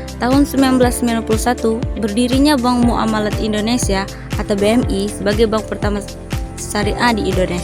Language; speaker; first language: Indonesian; native; Indonesian